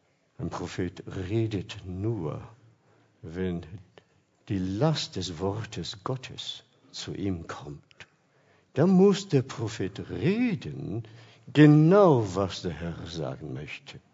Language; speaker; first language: German; non-native, fluent; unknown